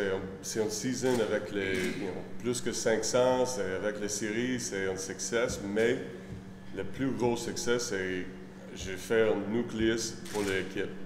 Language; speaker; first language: French; non-native, learner; English